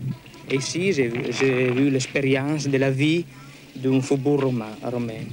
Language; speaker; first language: French; non-native, fluent; Italian